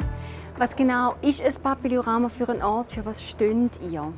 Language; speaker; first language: German; native; German